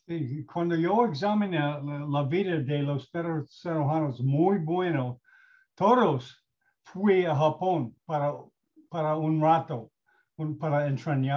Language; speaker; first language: Spanish; non-native, learner; English